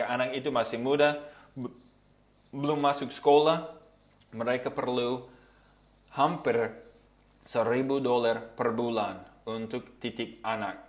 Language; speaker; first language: Indonesian; non-native, fluent; English